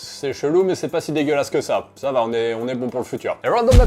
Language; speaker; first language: French; native; French